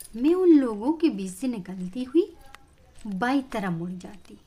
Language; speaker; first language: Hindi; native; Hindi